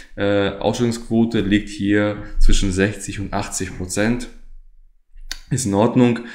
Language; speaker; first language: German; native; German